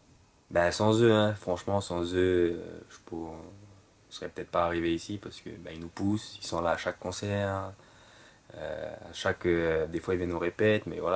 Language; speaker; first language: French; native; French